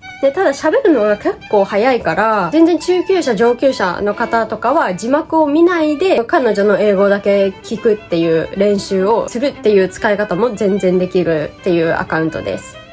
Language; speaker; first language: Japanese; native; Japanese